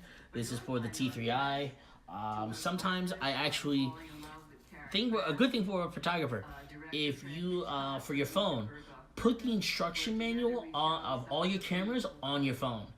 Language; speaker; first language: English; native; English